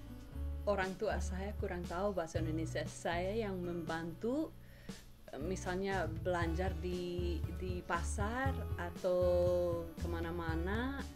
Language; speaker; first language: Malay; non-native, fluent; English